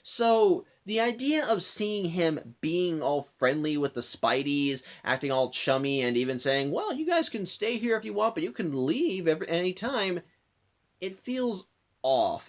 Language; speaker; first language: English; native; English